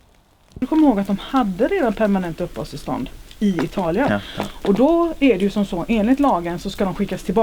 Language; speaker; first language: Swedish; native; Swedish